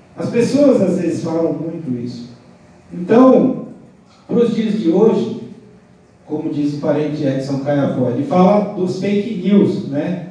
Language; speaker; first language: Portuguese; non-native, local second language; Guarani